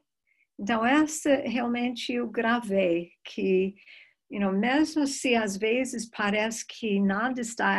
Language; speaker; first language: Portuguese; non-native, fluent; English